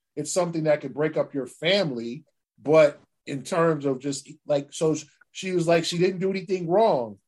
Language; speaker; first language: English; native; English